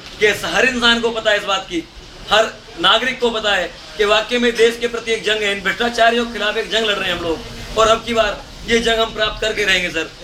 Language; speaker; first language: Hindi; native; Hindi